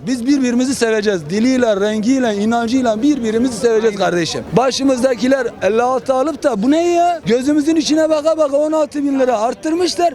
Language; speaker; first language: Turkish; native; Turkish